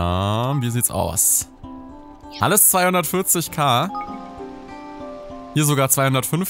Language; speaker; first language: German; native; German